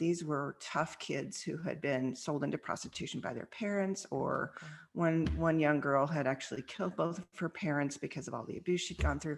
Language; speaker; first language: English; native; English